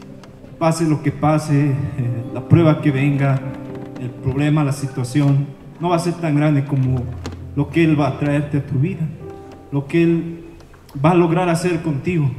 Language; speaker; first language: Spanish; native; Spanish